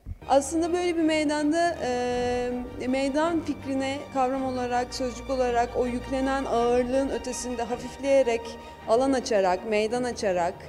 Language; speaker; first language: Turkish; native; Turkish